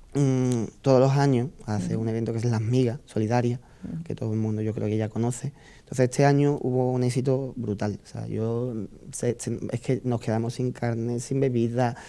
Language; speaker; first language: Spanish; native; Spanish